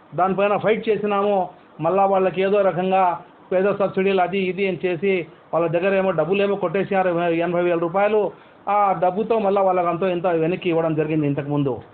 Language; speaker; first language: Telugu; non-native, local second language; Urdu